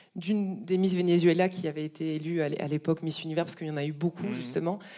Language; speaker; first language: French; native; French